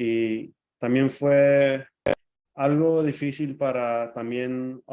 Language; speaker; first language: Spanish; early bilingual, other home language; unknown